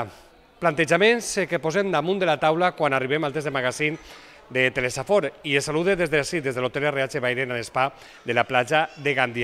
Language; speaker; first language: Spanish; non-native, local second language; Catalan